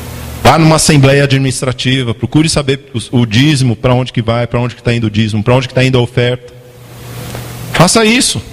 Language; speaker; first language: Portuguese; native; Portuguese